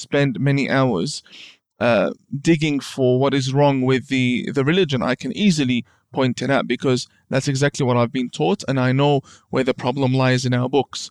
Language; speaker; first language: English; native; English